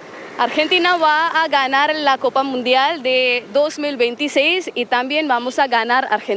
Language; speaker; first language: Spanish; non-native, learner; Malayalam